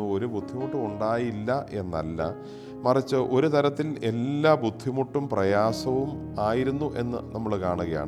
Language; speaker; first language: Malayalam; native; Malayalam